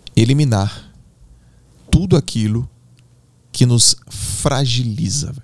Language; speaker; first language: Portuguese; native; Portuguese